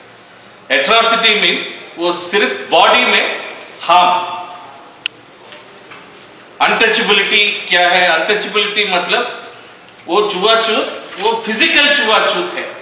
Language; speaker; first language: Hindi; non-native, local second language; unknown